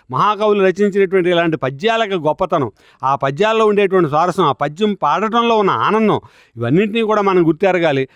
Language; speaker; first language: Telugu; native; Telugu